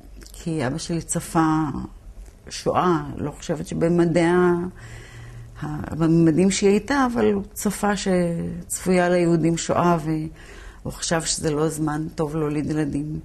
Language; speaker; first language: Hebrew; early bilingual, other home language; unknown